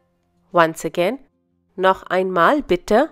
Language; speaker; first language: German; non-native, fluent; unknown